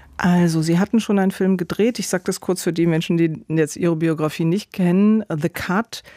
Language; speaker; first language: German; native; German